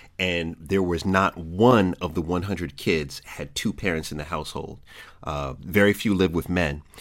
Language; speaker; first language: English; native; English